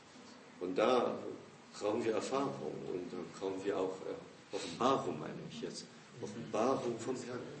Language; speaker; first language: German; non-native, fluent; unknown